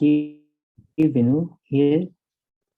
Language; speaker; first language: French; non-native, learner; Filipino